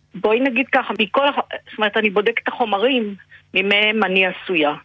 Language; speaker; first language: Hebrew; native; Hebrew